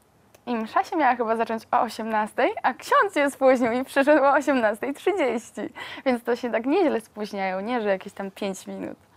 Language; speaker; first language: Polish; native; Polish